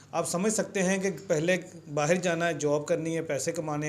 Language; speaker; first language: Urdu; non-native, local second language; Punjabi